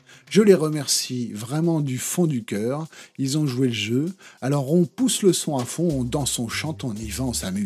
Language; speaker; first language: French; native; French